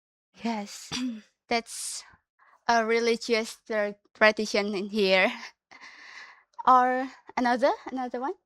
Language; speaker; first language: English; non-native, learner; Indonesian